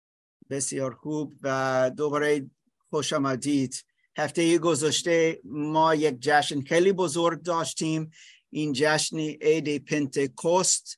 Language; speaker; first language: Persian; non-native, fluent; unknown